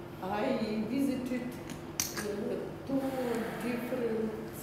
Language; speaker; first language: English; non-native, learner; Russian